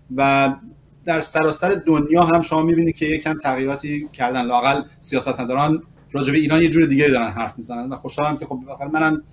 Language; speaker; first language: Persian; early bilingual, other home language; English